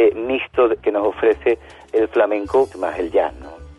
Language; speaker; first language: Spanish; native; Spanish